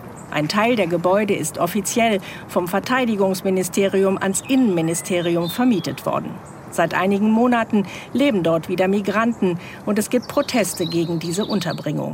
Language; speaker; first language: German; native; German